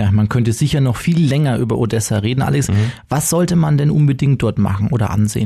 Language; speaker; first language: German; native; German